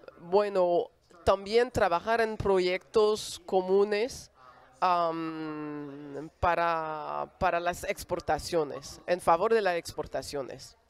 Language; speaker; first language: Spanish; non-native, fluent; French